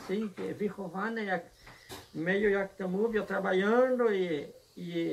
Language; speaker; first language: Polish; early bilingual, heritage; Polish